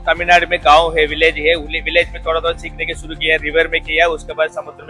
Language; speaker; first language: Hindi; non-native, learner; Tamil